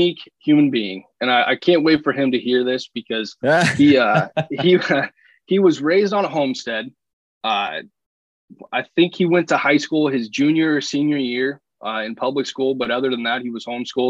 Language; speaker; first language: English; native; English